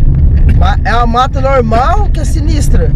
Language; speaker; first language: Portuguese; native; Portuguese